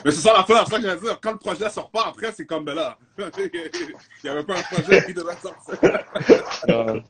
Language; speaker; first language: French; native; French